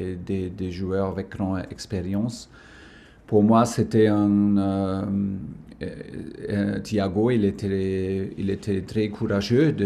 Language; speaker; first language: French; non-native, learner; German